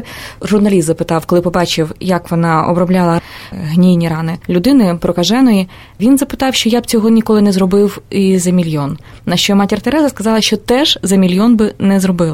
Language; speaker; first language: Ukrainian; native; Ukrainian